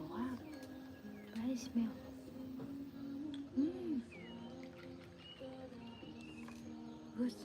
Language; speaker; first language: English; non-native, learner; Vietnamese